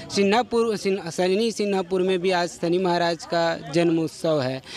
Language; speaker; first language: Hindi; native; Hindi